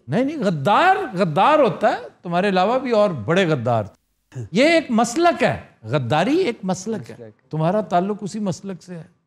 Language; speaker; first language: Urdu; native; Urdu